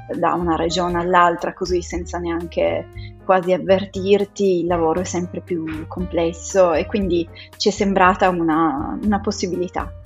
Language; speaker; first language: Italian; native; Italian